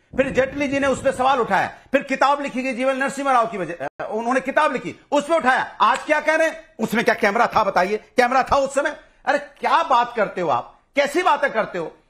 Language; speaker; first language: Hindi; native; Hindi